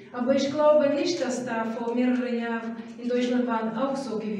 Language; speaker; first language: German; non-native, fluent; Russian